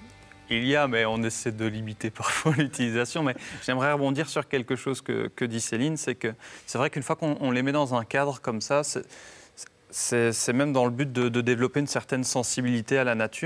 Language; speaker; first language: French; native; French